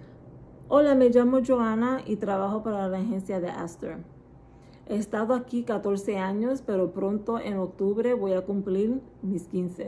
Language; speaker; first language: Spanish; early bilingual, heritage; Spanish